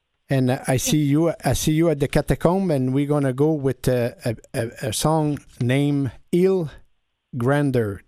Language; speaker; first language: English; non-native, learner; French